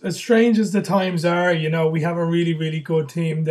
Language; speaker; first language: English; native; English